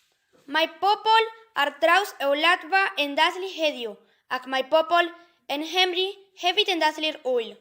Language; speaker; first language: Welsh; non-native, learner; Spanish